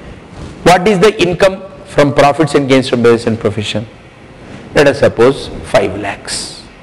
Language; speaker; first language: English; non-native, local second language; Hindi